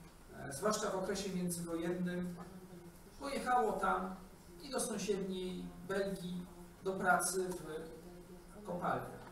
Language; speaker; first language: Polish; native; Polish